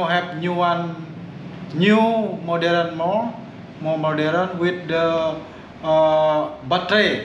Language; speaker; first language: English; non-native, learner; Indonesian